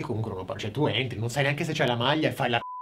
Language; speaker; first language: Italian; native; Italian